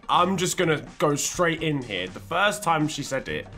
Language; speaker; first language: English; native; English